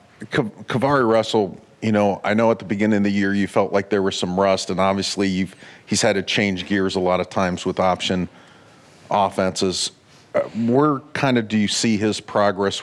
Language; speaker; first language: English; native; English